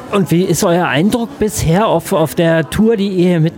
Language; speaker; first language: German; native; German